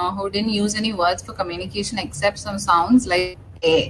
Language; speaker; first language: English; non-native, local second language; Malayalam